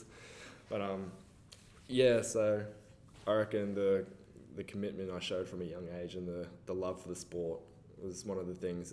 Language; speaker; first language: English; native; English